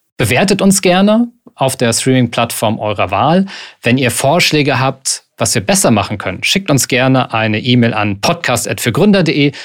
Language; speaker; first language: German; native; German